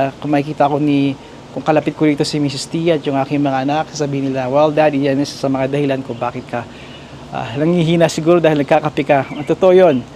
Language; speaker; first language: Filipino; native; Filipino